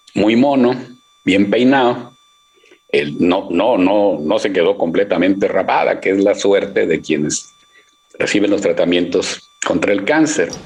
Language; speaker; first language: Spanish; native; Spanish